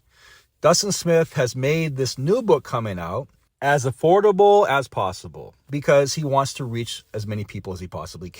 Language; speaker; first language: English; native; English